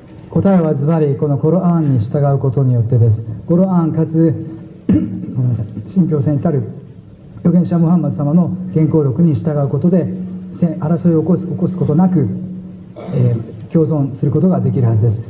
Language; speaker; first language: Japanese; native; Japanese